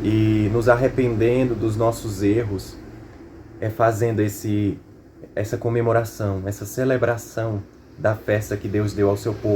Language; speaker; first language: Portuguese; native; Portuguese